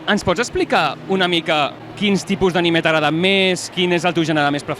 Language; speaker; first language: Catalan; native; Catalan